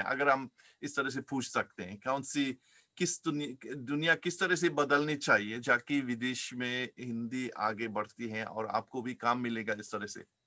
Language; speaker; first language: Hindi; non-native, fluent; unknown